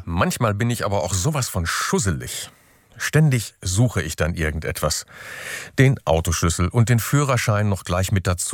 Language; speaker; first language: German; native; German